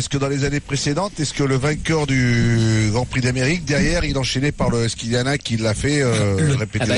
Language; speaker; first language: French; native; French